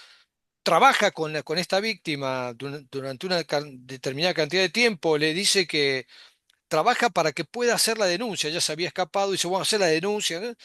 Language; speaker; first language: Spanish; native; Spanish